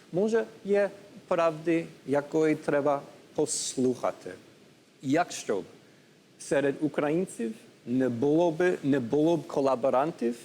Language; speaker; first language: Ukrainian; non-native, learner; English